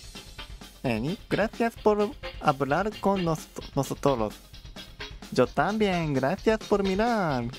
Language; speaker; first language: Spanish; non-native, learner; Japanese